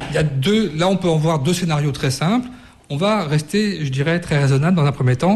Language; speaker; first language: French; native; French